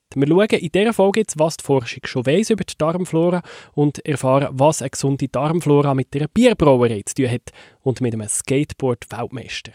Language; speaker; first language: German; native; German